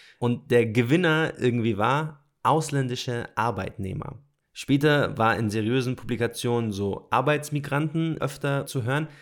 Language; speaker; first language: German; native; German